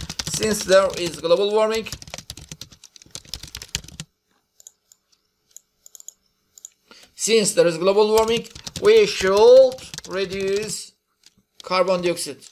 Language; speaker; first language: English; non-native, fluent; Turkish